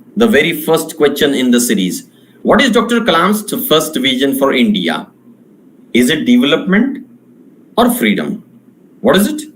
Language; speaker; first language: English; non-native, local second language; Marathi